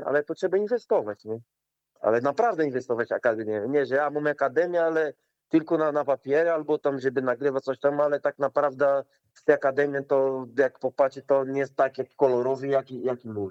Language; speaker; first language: Polish; non-native, learner; Portuguese